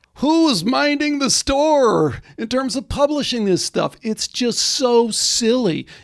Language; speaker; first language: English; native; English